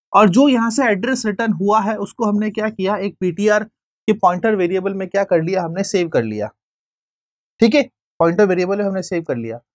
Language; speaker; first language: Hindi; native; Hindi